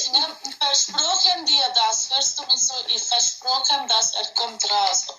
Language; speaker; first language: German; non-native, learner; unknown